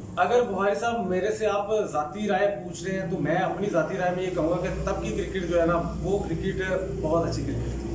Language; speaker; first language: Urdu; non-native, local second language; Punjabi